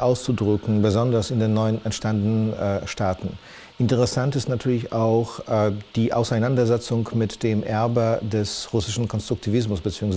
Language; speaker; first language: German; non-native, fluent; Polish